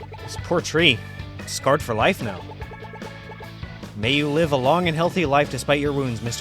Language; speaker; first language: English; native; English